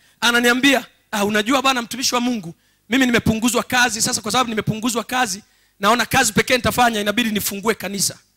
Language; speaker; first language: Swahili; native; Swahili